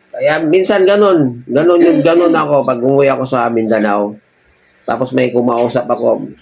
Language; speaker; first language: Filipino; non-native, local second language; Cebuano